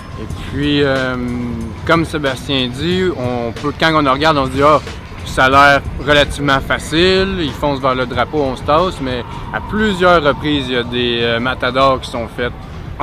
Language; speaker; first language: French; native; French